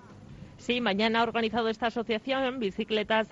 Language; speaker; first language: Spanish; native; Spanish